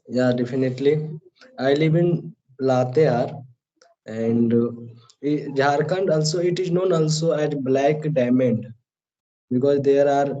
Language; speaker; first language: English; non-native, learner; Hindi